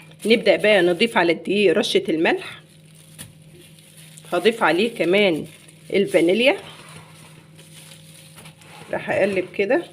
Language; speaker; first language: Arabic; native; Arabic